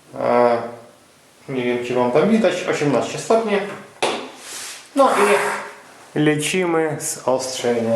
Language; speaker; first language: Polish; non-native, fluent; Ukrainian